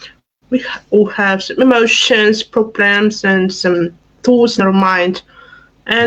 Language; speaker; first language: English; non-native, fluent; Russian